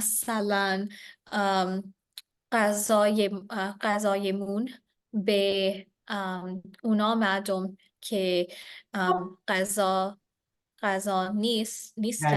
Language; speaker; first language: Persian; non-native, learner; English